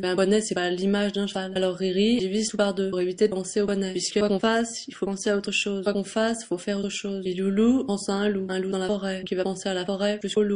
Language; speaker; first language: French; native; French